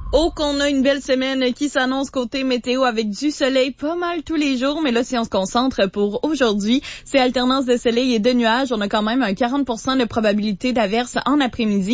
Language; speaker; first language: French; native; French